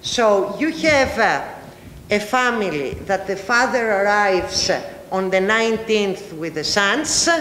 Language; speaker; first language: English; non-native, fluent; Greek